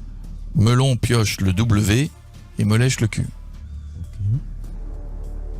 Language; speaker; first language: French; native; French